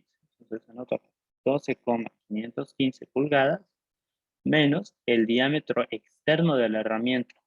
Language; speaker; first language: Spanish; native; Spanish